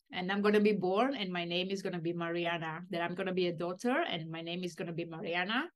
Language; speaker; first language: English; non-native, fluent; Romanian